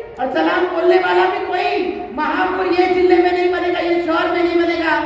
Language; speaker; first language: Hindi; non-native, local second language; Marathi